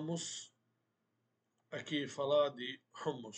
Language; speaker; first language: Portuguese; non-native, fluent; Arabic